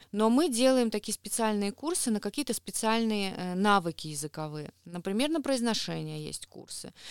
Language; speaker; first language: Russian; native; Russian